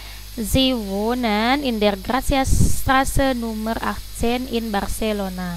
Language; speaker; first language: German; non-native, fluent; Indonesian